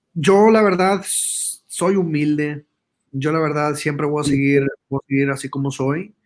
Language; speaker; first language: Spanish; early bilingual, heritage; Spanish